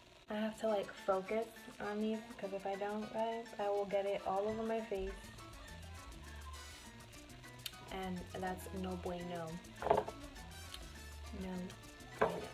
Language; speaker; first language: English; early bilingual, other home language; Spanish